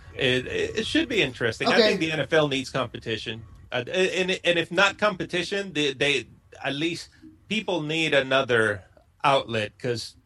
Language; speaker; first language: English; non-native, fluent; Spanish